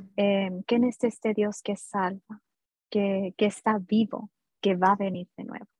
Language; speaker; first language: Spanish; early bilingual, heritage; Spanish